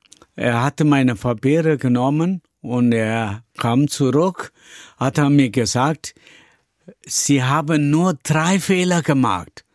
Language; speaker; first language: German; non-native, learner; Tamil